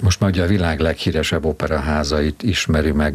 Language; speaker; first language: Hungarian; native; Hungarian